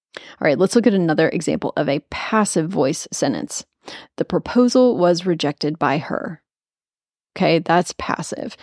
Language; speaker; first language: English; native; English